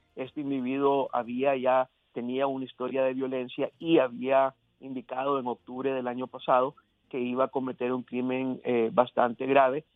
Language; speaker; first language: Spanish; early bilingual, heritage; Spanish